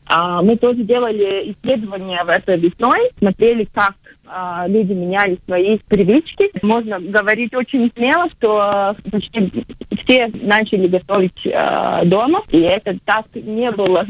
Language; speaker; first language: Russian; non-native, local second language; Latvian